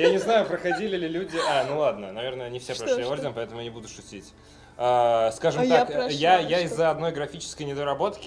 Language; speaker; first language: Russian; native; Russian